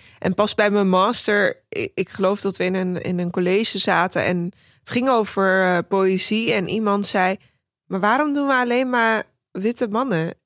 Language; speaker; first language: Dutch; early bilingual, other home language; Persian